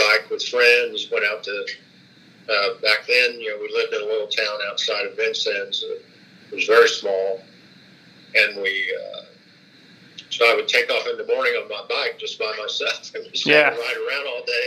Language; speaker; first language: English; native; English